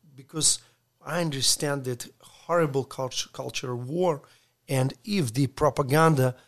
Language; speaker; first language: English; non-native, learner; Ukrainian